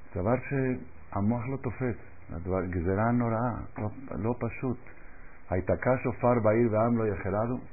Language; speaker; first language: Hebrew; non-native, fluent; Spanish